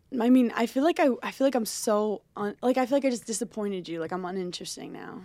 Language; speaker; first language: English; native; English